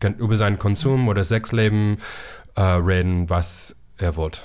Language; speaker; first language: German; non-native, learner; English